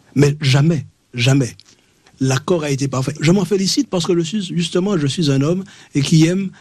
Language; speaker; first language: French; native; French